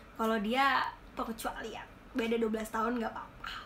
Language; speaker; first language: Indonesian; native; Indonesian